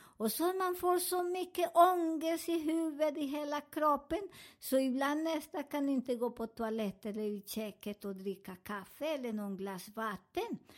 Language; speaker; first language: Swedish; non-native, fluent; Spanish